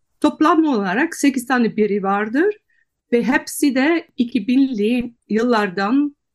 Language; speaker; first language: Turkish; non-native, fluent; Dutch